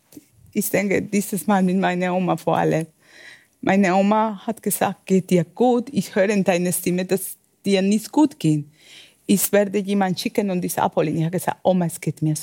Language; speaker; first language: German; non-native, learner; Spanish